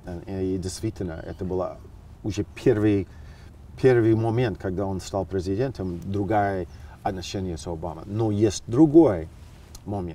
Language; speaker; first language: Russian; non-native, fluent; English